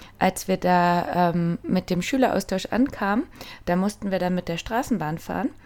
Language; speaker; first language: German; native; German